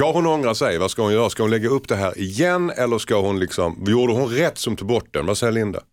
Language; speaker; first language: Swedish; native; Swedish